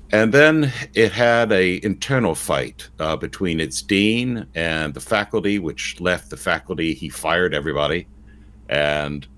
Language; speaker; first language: English; native; English